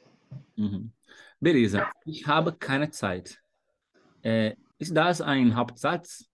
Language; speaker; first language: German; non-native, fluent; Portuguese